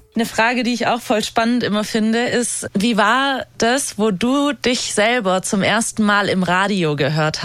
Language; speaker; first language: German; native; German